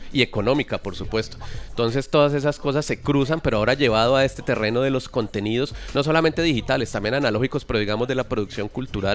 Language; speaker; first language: Spanish; native; Spanish